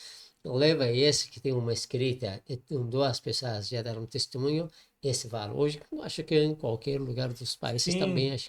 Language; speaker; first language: Portuguese; non-native, learner; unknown